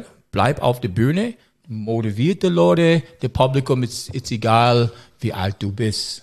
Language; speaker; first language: German; non-native, learner; English